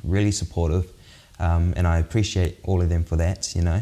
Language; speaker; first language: English; native; English